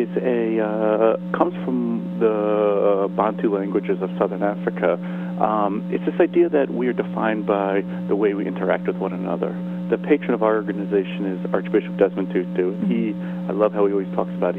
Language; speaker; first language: English; native; English